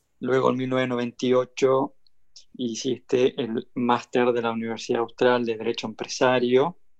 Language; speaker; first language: Spanish; native; Spanish